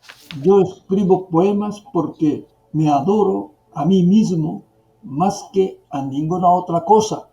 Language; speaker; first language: Spanish; non-native, fluent; Japanese